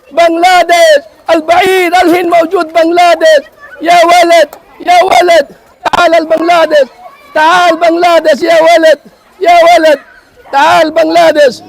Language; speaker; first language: Arabic; non-native, learner; Bangla